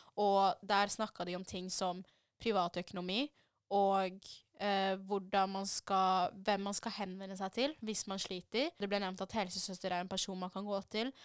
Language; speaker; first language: Norwegian; early bilingual, other home language; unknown